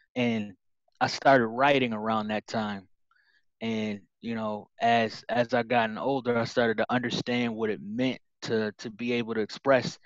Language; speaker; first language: English; native; English